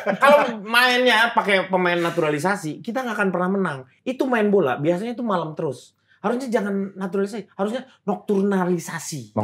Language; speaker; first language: Indonesian; native; Indonesian